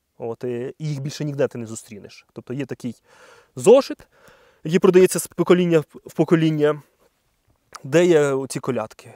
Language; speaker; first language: Ukrainian; native; Ukrainian